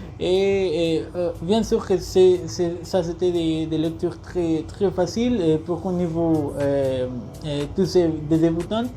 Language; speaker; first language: French; non-native, learner; Spanish